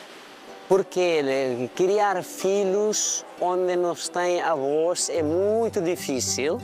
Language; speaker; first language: Portuguese; non-native, learner; Nepali